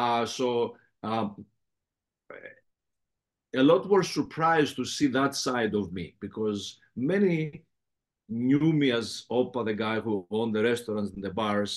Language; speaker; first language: English; non-native, fluent; Greek